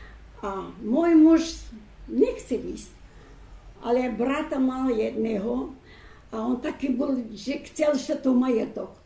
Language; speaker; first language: Slovak; non-native, learner; Ukrainian